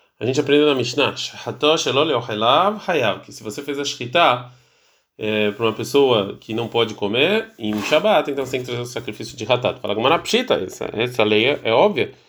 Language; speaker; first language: Portuguese; early bilingual, heritage; Portuguese